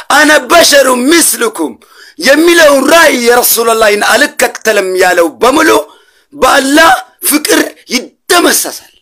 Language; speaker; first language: Amharic; non-native, local second language; Oromo